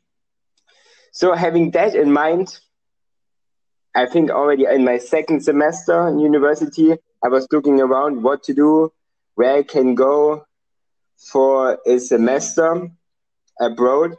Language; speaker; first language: English; non-native, fluent; German